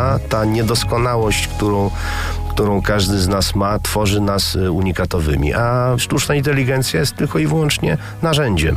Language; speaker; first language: Polish; native; Polish